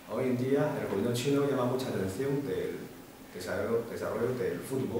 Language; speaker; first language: Spanish; non-native, fluent; Chinese